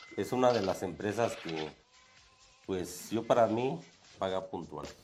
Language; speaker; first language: Spanish; native; Spanish